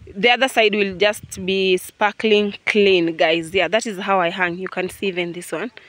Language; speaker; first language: English; non-native, local second language; Luo (Kenya and Tanzania)